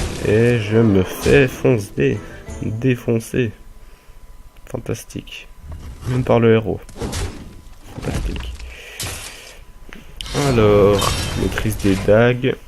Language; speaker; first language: French; native; French